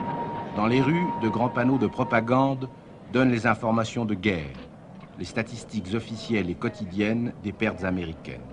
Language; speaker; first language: French; native; French